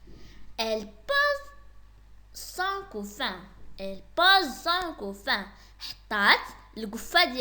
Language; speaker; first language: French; non-native, local second language; Arabic